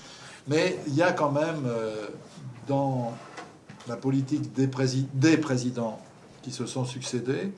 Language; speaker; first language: French; native; French